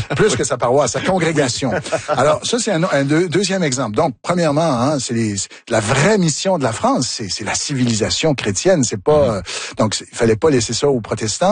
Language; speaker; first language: French; native; French